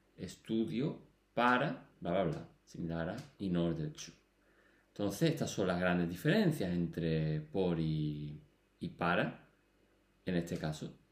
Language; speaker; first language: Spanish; native; Spanish